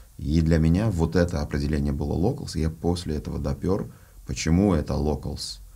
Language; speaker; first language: Russian; non-native, local second language; Uzbek